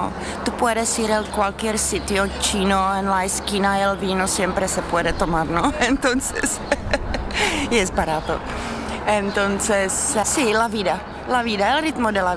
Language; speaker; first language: Spanish; non-native, learner; Czech